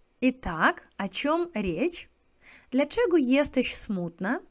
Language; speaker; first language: Polish; non-native, fluent; Russian